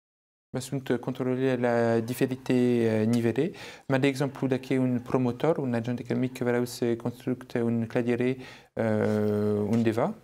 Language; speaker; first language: Romanian; non-native, fluent; French